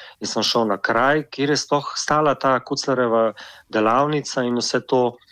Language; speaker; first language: Slovenian; native; Slovenian